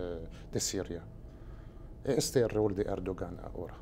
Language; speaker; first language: Spanish; non-native, learner; Arabic